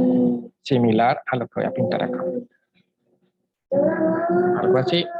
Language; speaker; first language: Spanish; native; Spanish